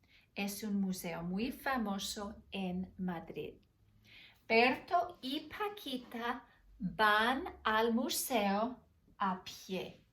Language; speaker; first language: Spanish; non-native, fluent; English